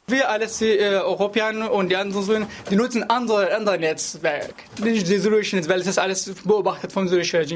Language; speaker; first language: German; non-native, learner; Arabic